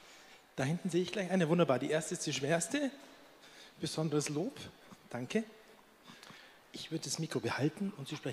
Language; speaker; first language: German; native; German